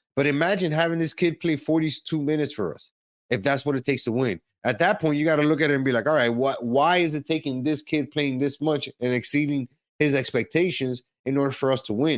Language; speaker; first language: English; native; English